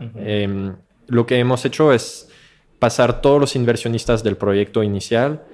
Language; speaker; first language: Spanish; non-native, fluent; French